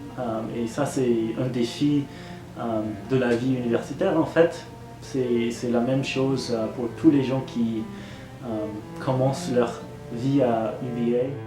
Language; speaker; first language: French; non-native, fluent; English